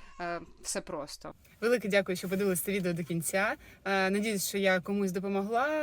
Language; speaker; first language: Ukrainian; native; Ukrainian